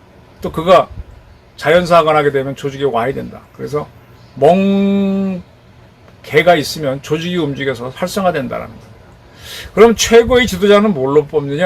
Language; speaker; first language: Korean; native; Korean